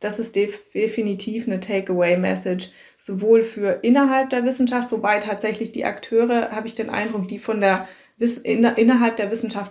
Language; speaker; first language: German; native; German